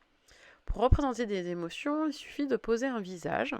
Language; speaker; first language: French; native; French